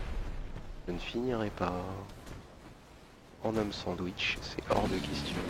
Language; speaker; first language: French; native; French